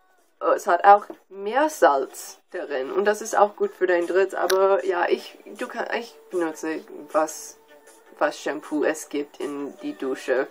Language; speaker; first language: German; non-native, learner; English